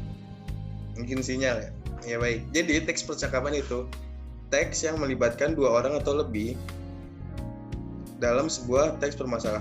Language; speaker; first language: Indonesian; native; Indonesian